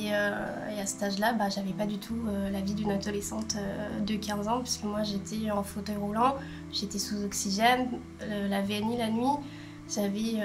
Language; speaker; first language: French; native; French